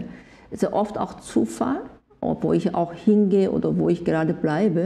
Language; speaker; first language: German; non-native, fluent; Korean